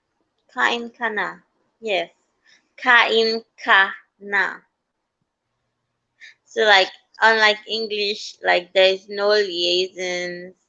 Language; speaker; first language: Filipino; non-native, fluent; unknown